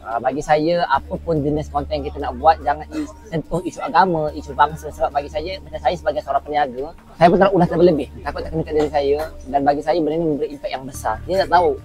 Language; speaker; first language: Malay; native; Malay